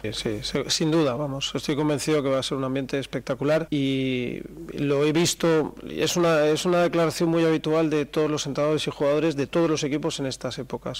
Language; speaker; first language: Spanish; native; Spanish